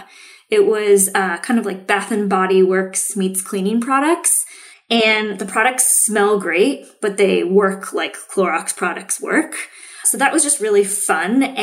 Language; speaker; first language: English; native; English